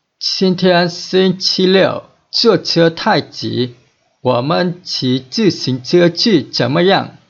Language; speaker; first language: Chinese; non-native, fluent; Vietnamese